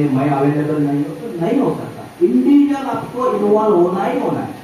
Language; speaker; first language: Hindi; non-native, local second language; Marathi